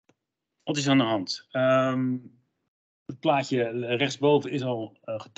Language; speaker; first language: Dutch; native; Dutch